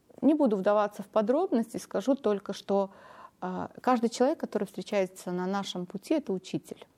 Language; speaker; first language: Russian; non-native, local second language; Armenian